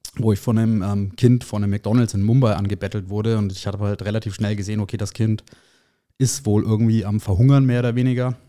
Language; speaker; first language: German; native; German